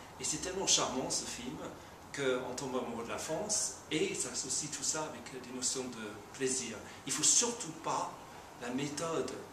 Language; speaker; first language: French; non-native, fluent; English